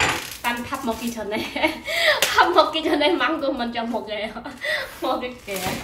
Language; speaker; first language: Korean; non-native, fluent; Khmer